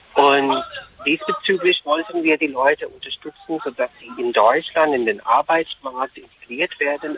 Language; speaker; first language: German; non-native, fluent; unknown